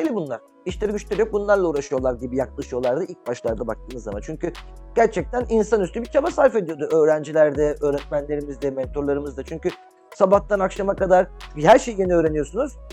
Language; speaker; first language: Turkish; native; Turkish